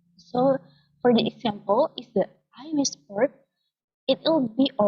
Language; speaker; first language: English; non-native, learner; Indonesian